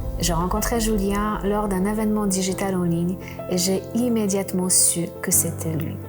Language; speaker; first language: French; non-native, fluent; Polish